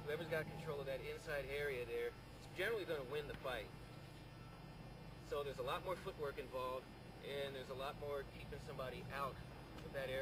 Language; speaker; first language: English; native; English